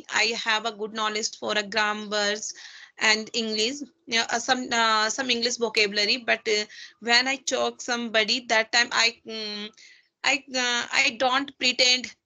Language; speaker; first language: English; non-native, learner; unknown